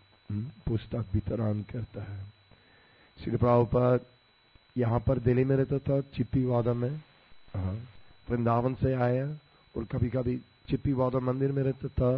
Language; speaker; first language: Hindi; non-native, fluent; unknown